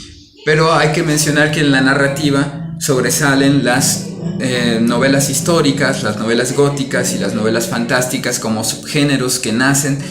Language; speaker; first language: Spanish; native; Spanish